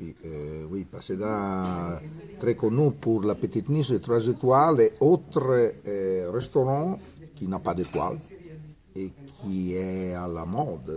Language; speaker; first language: French; non-native, learner; Italian